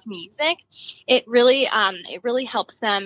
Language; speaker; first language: English; native; English